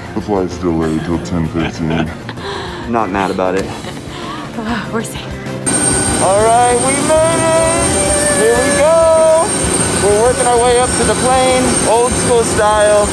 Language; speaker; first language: English; native; English